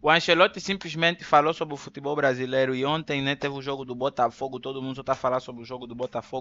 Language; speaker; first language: Portuguese; native; Portuguese